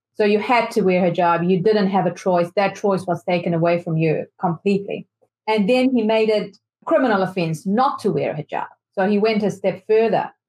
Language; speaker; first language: English; non-native, fluent; Persian